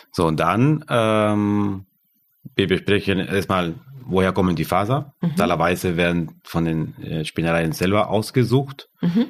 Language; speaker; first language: German; non-native, fluent; Spanish